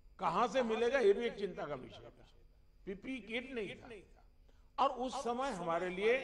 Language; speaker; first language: Hindi; non-native, local second language; Gujarati